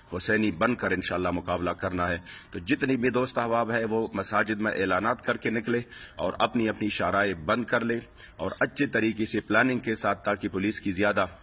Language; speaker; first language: Urdu; non-native, local second language; Punjabi